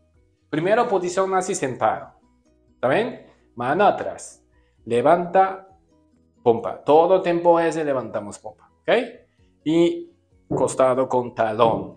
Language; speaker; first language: Spanish; non-native, learner; Japanese